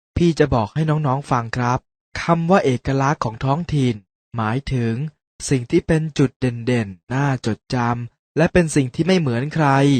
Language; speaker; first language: Thai; native; Thai